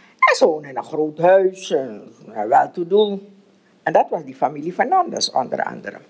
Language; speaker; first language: Dutch; native; Dutch